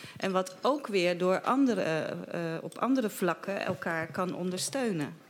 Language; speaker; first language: Dutch; native; Dutch